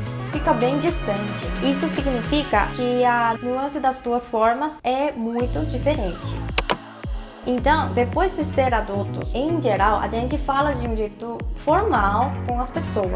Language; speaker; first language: Portuguese; non-native, fluent; Korean